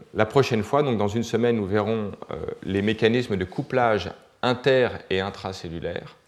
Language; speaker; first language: French; native; French